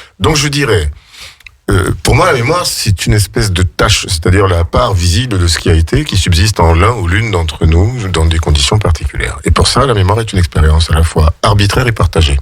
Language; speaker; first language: French; native; French